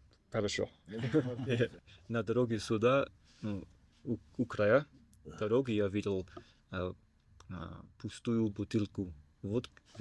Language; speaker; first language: Russian; non-native, learner; English